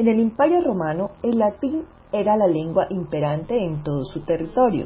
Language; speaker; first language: Spanish; native; Spanish